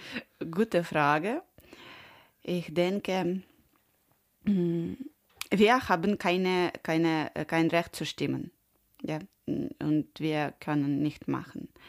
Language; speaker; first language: German; non-native, learner; Ukrainian